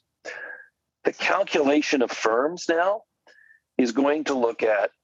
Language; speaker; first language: English; native; English